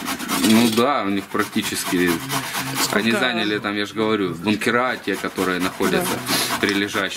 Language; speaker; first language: Russian; native; Russian